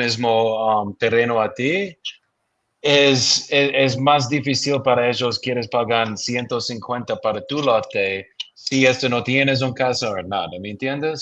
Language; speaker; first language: Spanish; non-native, learner; English